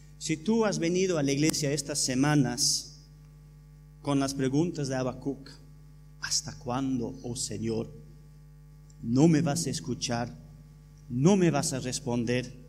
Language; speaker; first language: Spanish; non-native, fluent; English